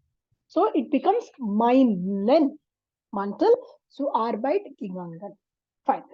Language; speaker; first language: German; non-native, learner; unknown